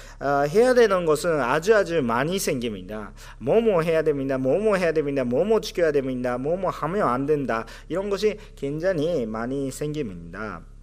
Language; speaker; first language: Korean; non-native, fluent; Japanese